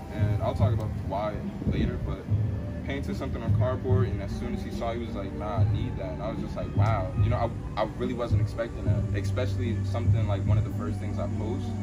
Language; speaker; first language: English; native; English